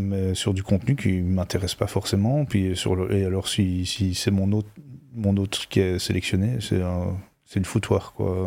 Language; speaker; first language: French; native; French